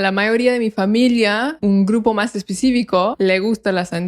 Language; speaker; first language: Spanish; non-native, fluent; English